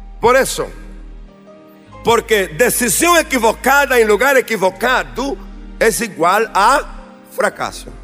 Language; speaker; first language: Spanish; non-native, fluent; Portuguese